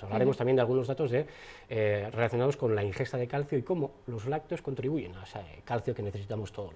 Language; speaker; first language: Spanish; native; Spanish